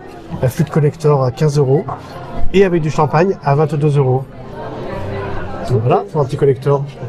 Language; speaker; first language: French; native; French